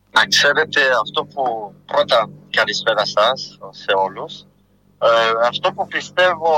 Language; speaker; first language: Greek; non-native, fluent; French